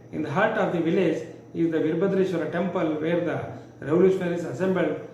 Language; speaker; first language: English; non-native, local second language; Kannada